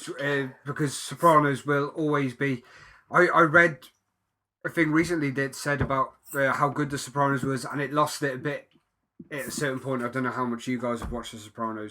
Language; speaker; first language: English; native; English